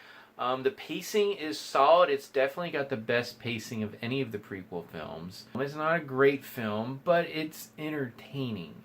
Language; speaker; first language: English; native; English